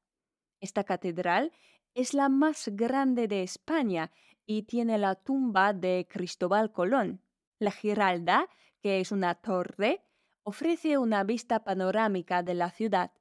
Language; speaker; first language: Spanish; non-native, fluent; Polish